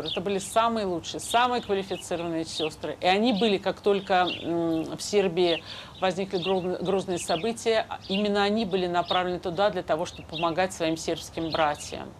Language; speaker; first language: Russian; native; Russian